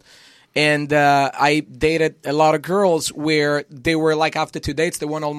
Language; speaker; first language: English; non-native, fluent; Italian